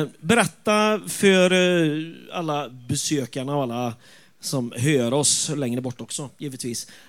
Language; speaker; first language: Swedish; native; Swedish